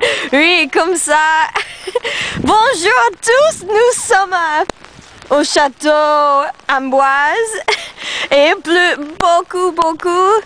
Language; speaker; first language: French; non-native, learner; English